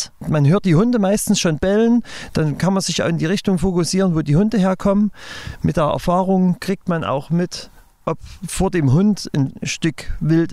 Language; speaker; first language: German; native; German